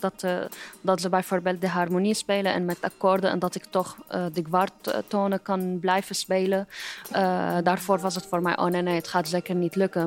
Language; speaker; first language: Dutch; non-native, fluent; Arabic